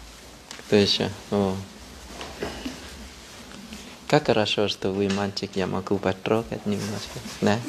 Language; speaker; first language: Russian; non-native, fluent; Thai